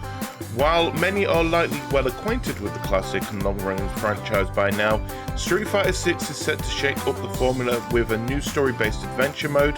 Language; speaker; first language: English; native; English